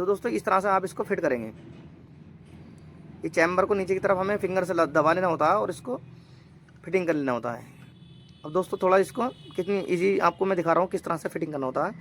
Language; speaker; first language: Hindi; native; Hindi